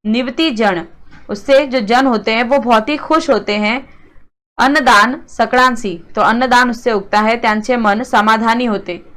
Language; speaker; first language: Hindi; non-native, local second language; Marathi